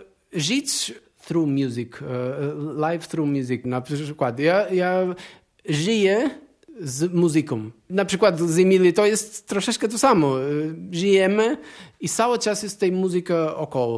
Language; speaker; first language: Polish; non-native, learner; Portuguese